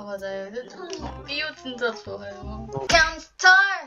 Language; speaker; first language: Korean; early bilingual, heritage; Thai